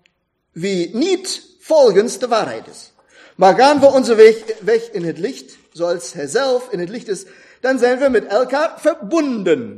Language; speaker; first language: Dutch; non-native, fluent; German